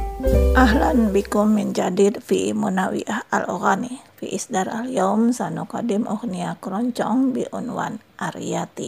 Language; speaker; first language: Arabic; non-native, fluent; Indonesian